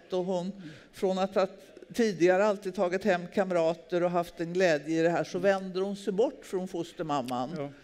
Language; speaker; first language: Swedish; native; Swedish